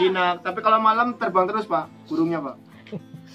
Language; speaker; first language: Indonesian; non-native, local second language; Javanese